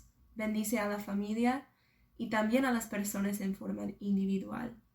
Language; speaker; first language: Spanish; non-native, fluent; English